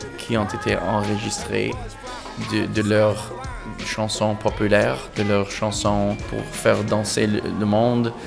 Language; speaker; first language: French; non-native, local second language; English